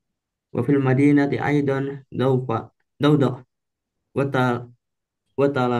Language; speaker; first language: Arabic; non-native, learner; Indonesian